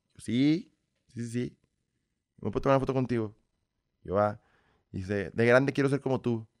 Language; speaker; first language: Spanish; early bilingual, other home language; Russian